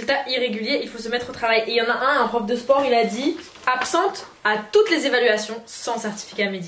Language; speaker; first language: French; native; French